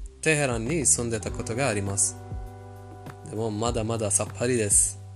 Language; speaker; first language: Japanese; non-native, fluent; Persian